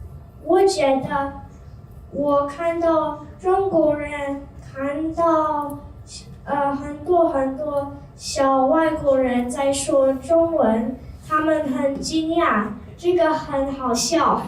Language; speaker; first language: Chinese; non-native, learner; English